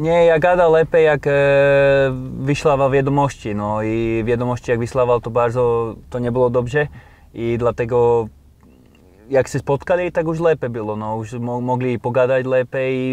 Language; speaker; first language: Polish; non-native, learner; Slovak